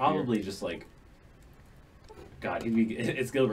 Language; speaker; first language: English; native; English